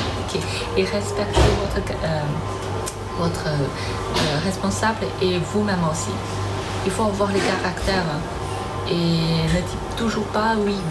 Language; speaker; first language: French; non-native, learner; Chinese